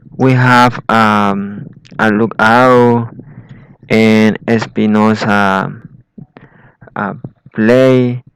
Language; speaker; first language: English; non-native, learner; Spanish